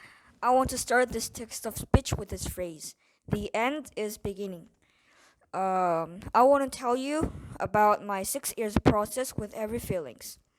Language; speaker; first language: English; non-native, learner; Korean